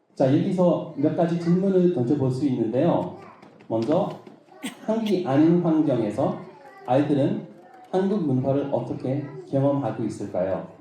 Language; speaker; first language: Korean; non-native, fluent; English